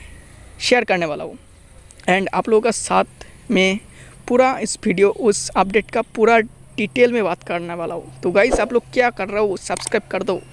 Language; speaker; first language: Hindi; non-native, local second language; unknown